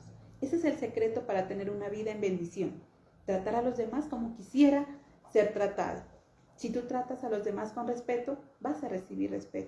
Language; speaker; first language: Spanish; native; Spanish